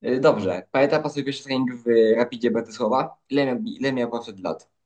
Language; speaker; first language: Polish; native; Polish